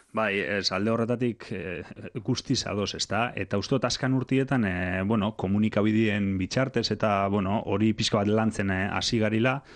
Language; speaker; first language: Basque; native; Basque